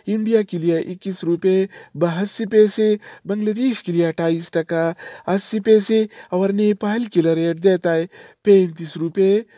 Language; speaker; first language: Urdu; non-native, local second language; Pashto